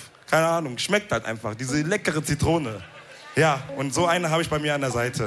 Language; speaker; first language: German; early bilingual, other home language; Wolof